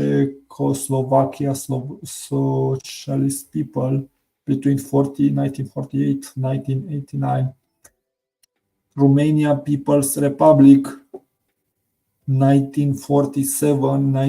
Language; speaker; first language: English; non-native, learner; Romanian